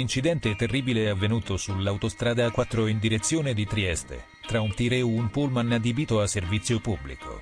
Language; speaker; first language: Italian; native; Italian